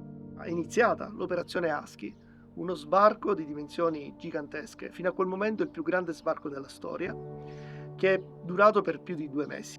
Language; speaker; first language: Italian; native; Italian